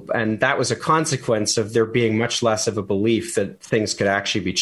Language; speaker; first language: English; native; English